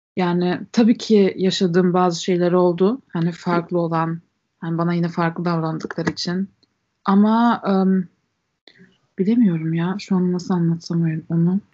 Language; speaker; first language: Turkish; early bilingual, heritage; Turkish